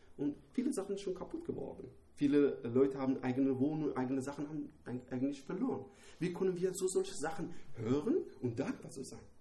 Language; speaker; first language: German; non-native, learner; Persian